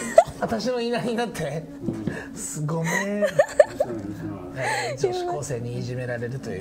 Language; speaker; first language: Japanese; native; Japanese